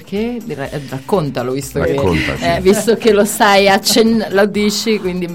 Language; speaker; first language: Italian; native; Italian